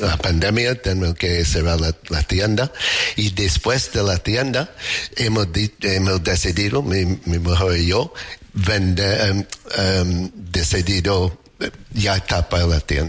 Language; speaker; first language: Spanish; non-native, fluent; English